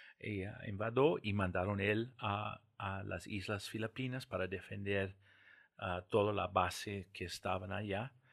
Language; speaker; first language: Spanish; non-native, fluent; English